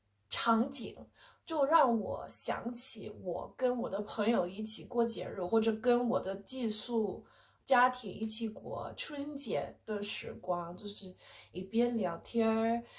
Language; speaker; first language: Chinese; non-native, fluent; English